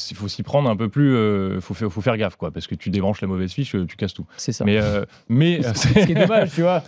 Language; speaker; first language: French; native; French